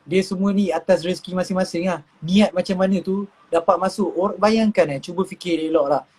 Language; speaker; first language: Malay; native; Malay